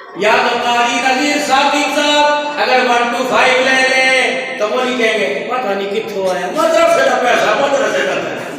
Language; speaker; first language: Urdu; non-native, local second language; Punjabi